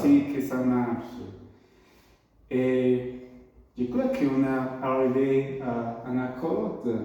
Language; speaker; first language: French; non-native, learner; Spanish